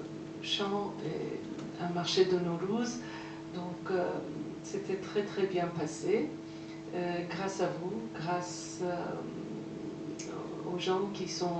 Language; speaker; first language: French; non-native, fluent; Persian